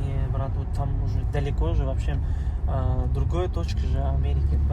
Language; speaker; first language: Russian; non-native, learner; Uzbek